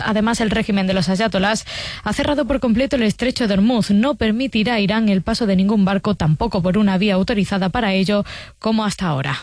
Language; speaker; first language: Spanish; native; Spanish